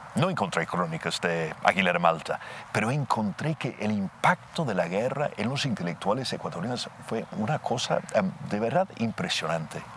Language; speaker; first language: Spanish; non-native, fluent; English